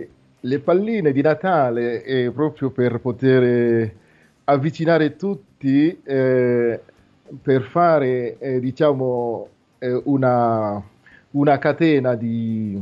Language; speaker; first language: Italian; non-native, fluent; Nande